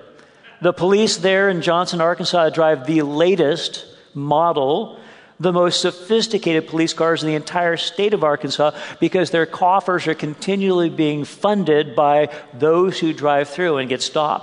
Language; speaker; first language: English; native; English